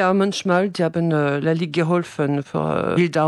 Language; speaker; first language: German; non-native, fluent; French